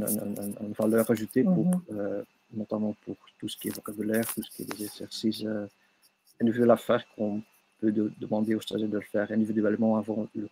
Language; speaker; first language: French; non-native, local second language; Dutch